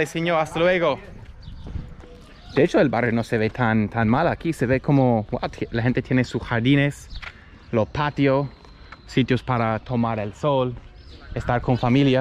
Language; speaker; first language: Spanish; native; Spanish